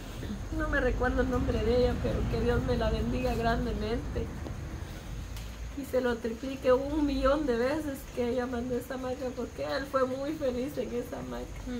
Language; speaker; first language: Spanish; native; Spanish